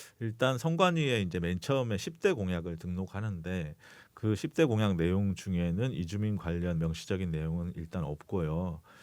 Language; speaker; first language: Korean; native; Korean